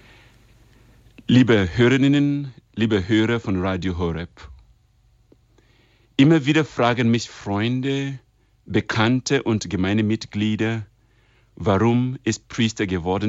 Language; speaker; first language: German; non-native, fluent; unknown